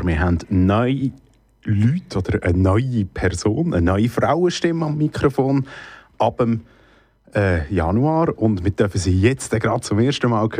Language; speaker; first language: German; native; German